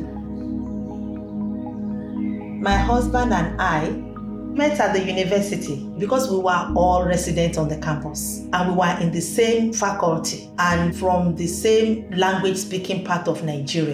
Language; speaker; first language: English; non-native, local second language; Yoruba